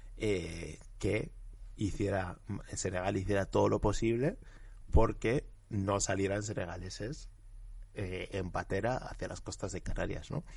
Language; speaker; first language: Spanish; early bilingual, other home language; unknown